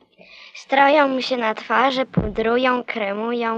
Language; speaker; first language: Polish; native; Polish